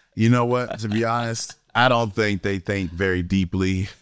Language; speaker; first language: English; native; English